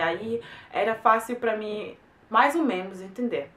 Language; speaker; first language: Portuguese; non-native, fluent; German